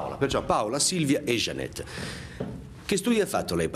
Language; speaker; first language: Italian; native; Italian